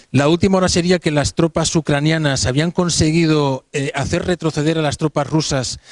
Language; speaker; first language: Spanish; native; Spanish